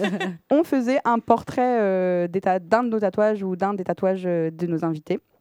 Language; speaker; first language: French; native; French